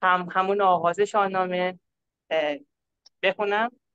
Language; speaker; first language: Persian; non-native, fluent; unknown